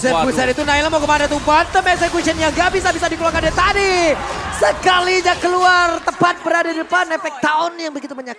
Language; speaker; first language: Indonesian; native; Indonesian